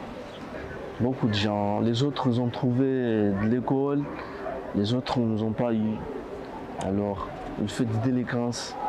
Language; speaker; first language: French; non-native, learner; Comorian